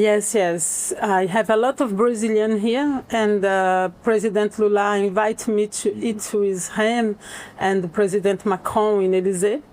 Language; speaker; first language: English; non-native, learner; Portuguese